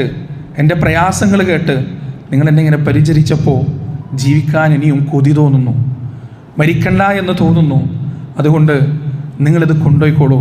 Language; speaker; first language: Malayalam; native; Malayalam